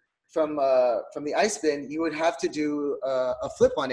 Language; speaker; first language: English; native; English